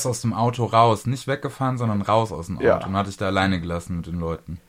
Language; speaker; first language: German; native; German